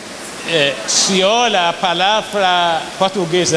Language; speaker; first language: Portuguese; non-native, fluent; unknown